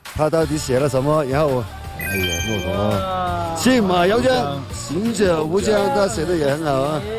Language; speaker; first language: Chinese; non-native, local second language; Cantonese